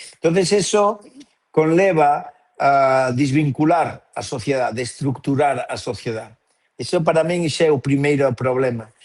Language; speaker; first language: Galician; native; Galician